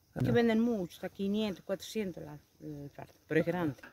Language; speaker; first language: Spanish; native; Spanish